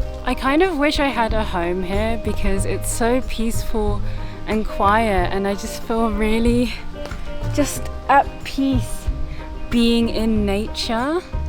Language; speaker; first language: English; early bilingual, other home language; Turkish